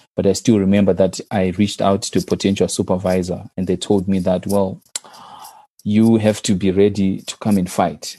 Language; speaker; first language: English; non-native, local second language; Shona